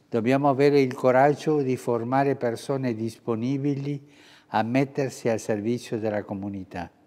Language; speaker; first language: Italian; early bilingual, heritage; Spanish